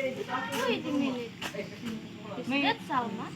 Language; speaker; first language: English; non-native, learner; Indonesian